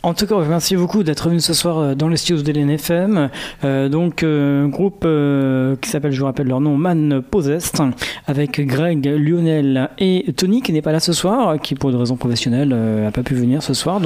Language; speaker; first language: French; native; French